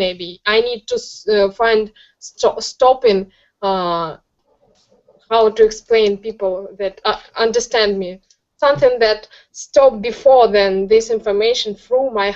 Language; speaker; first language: English; non-native, learner; Russian